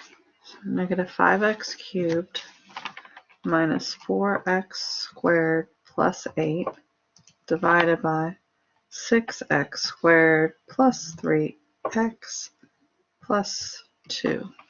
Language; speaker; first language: English; native; English